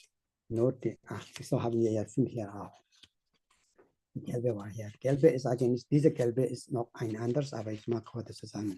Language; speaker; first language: German; non-native, learner; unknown